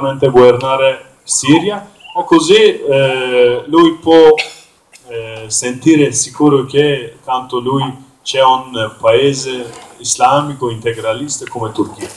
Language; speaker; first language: Italian; non-native, learner; Kurdish